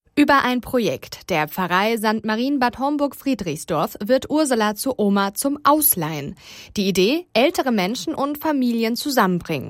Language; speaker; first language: German; native; German